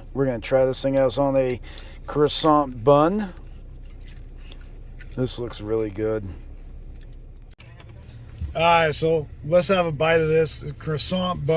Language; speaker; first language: English; native; English